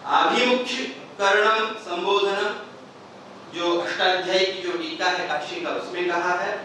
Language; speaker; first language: Hindi; native; Hindi